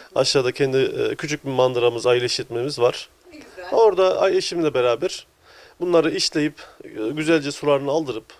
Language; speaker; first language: Turkish; native; Turkish